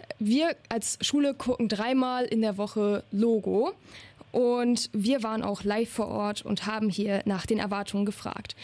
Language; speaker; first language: German; native; German